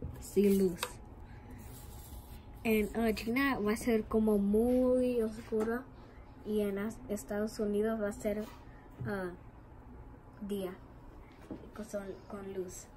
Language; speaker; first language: Spanish; early bilingual, heritage; Spanish